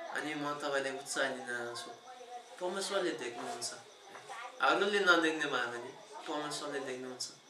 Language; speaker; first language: Nepali; non-native, fluent; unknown